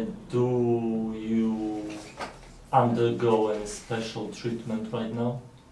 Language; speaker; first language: English; non-native, learner; Polish